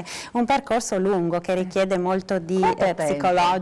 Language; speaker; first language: Italian; native; Italian